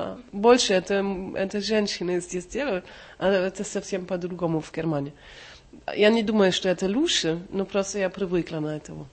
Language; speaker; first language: Russian; non-native, learner; German